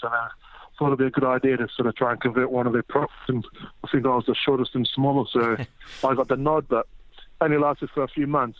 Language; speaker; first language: English; native; English